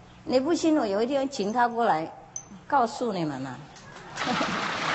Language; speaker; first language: Chinese; non-native, fluent; Vietnamese